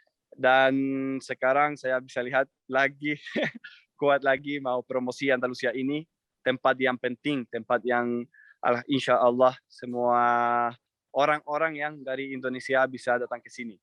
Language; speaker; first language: Indonesian; non-native, fluent; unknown